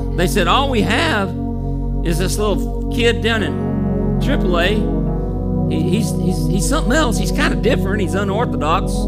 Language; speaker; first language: English; native; English